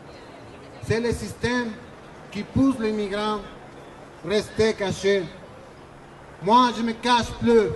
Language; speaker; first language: French; non-native, learner; Spanish